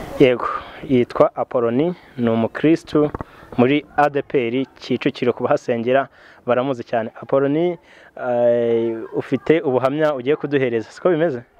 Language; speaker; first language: Kinyarwanda; native; Kinyarwanda